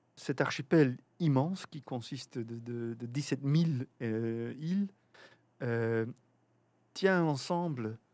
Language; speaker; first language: French; native; French